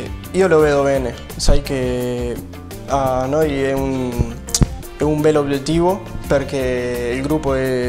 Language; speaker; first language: Italian; non-native, learner; Spanish